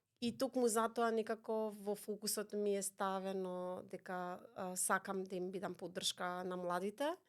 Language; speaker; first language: Macedonian; native; Macedonian